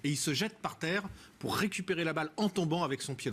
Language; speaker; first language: French; native; French